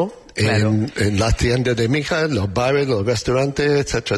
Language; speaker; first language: Spanish; non-native, learner; English